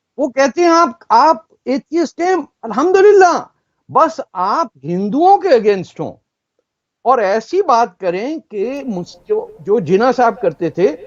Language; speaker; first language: Urdu; non-native, local second language; Punjabi